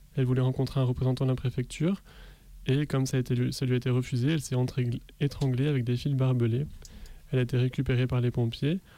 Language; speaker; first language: French; native; French